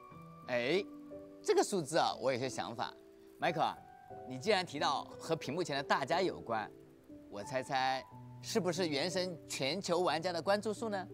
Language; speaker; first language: Chinese; native; Chinese